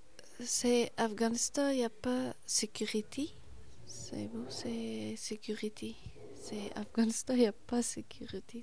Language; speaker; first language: French; non-native, learner; Persian